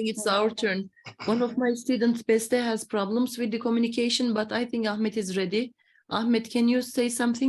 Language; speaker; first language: English; non-native, fluent; Turkish